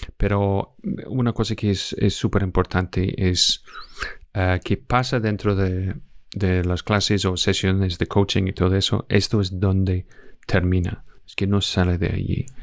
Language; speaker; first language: Spanish; non-native, fluent; English